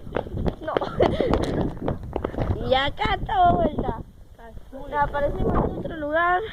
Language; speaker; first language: Spanish; native; Spanish